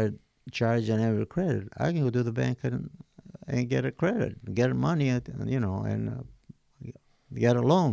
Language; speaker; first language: English; non-native, fluent; Italian